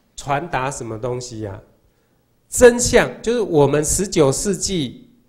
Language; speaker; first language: Chinese; native; Chinese